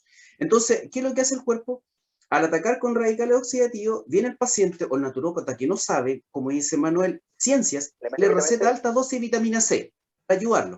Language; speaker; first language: Spanish; native; Spanish